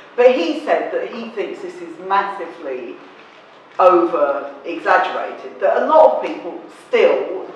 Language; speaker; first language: English; native; English